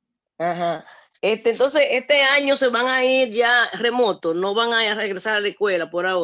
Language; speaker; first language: Spanish; native; Spanish